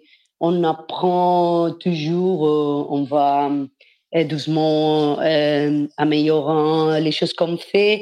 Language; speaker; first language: French; non-native, fluent; Spanish